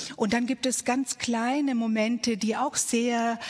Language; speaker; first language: German; early bilingual, other home language; Croatian